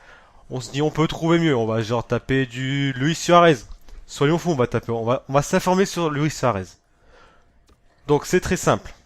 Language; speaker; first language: French; native; French